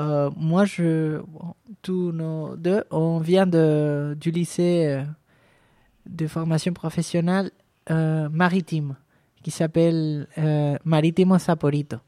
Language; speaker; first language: French; non-native, fluent; Spanish